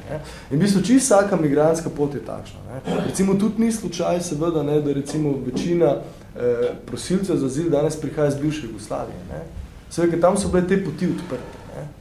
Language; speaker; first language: Slovenian; native; Slovenian